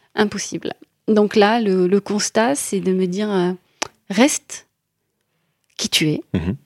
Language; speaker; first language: French; non-native, local second language; Arabic